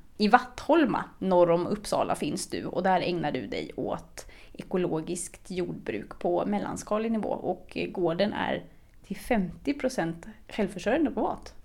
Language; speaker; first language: Swedish; native; Swedish